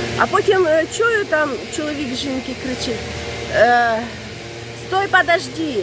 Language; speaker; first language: Ukrainian; non-native, local second language; Russian